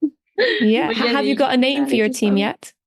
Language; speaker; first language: English; native; English